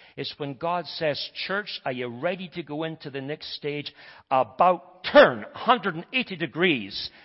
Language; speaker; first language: English; native; English